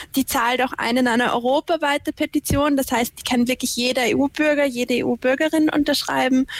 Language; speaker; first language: German; native; German